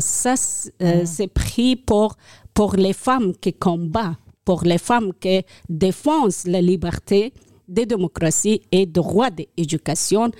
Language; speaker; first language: French; non-native, learner; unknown